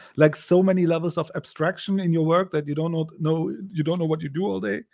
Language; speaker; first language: English; non-native, fluent; German